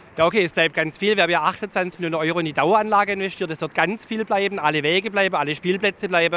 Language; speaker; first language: German; native; German